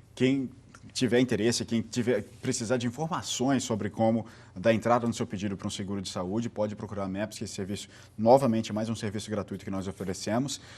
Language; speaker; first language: Portuguese; native; Portuguese